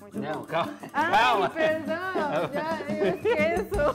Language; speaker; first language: Portuguese; non-native, fluent; Spanish